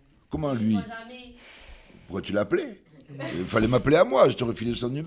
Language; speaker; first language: French; early bilingual, other home language; Kabyle